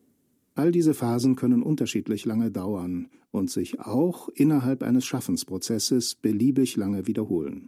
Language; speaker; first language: German; native; German